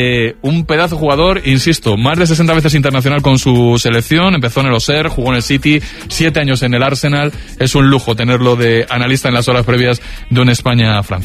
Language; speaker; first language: Spanish; native; Spanish